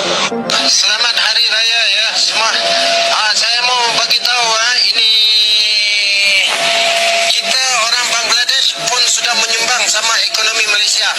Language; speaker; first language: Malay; non-native, learner; Bangla